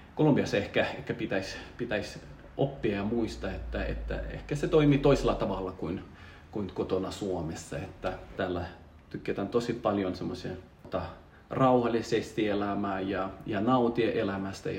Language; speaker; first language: Finnish; non-native, fluent; Russian